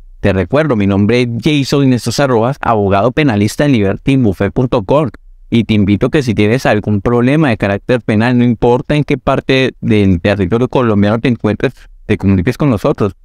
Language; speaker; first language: Spanish; native; Spanish